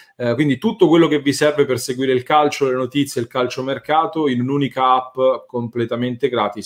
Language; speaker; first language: Italian; native; Italian